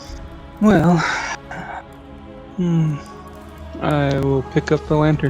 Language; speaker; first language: English; native; English